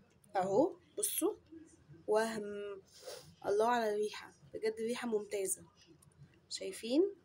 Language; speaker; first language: Arabic; native; Arabic